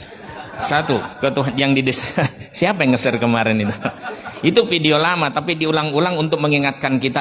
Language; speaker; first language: Indonesian; native; Indonesian